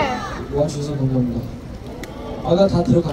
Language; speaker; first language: Korean; non-native, learner; Chinese